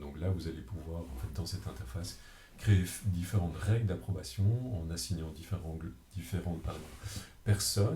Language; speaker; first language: French; native; French